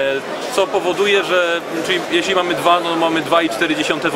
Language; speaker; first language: Polish; native; Polish